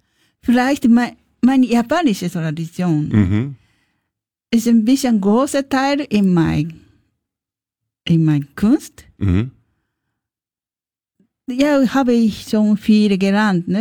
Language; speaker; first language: German; non-native, learner; Japanese